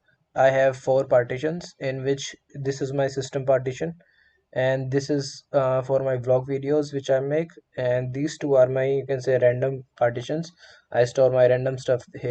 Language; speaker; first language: English; non-native, local second language; Hindi